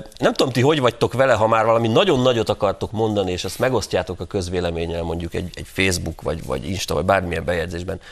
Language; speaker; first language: Hungarian; native; Hungarian